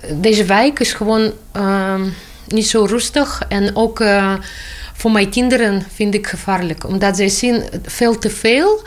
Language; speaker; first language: Dutch; non-native, learner; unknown